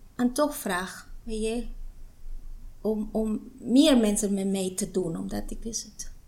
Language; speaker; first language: Dutch; non-native, fluent; Spanish